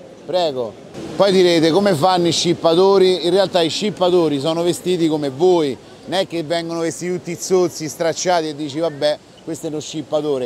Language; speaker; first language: Italian; native; Italian